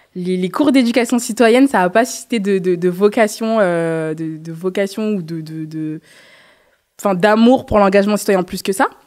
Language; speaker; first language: French; native; French